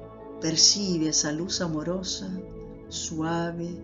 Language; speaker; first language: Spanish; non-native, fluent; Portuguese